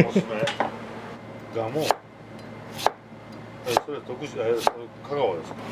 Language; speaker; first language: Japanese; native; Japanese